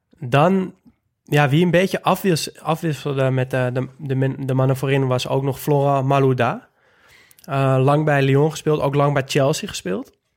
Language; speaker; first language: Dutch; native; Dutch